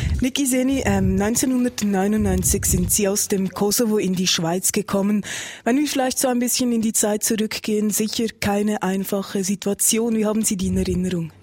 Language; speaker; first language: German; native; German